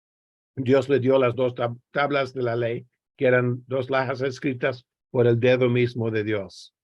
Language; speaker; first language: Spanish; non-native, fluent; English